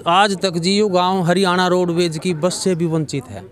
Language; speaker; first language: Hindi; native; Hindi